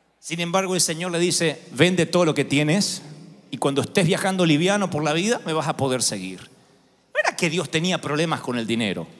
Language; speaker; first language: Spanish; native; Spanish